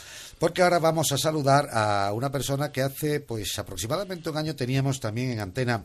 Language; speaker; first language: Spanish; native; Spanish